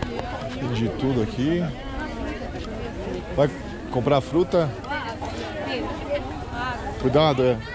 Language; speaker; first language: Portuguese; native; Portuguese